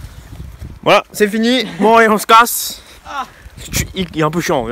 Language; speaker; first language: French; native; French